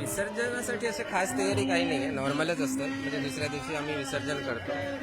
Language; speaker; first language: Marathi; non-native, local second language; Hindi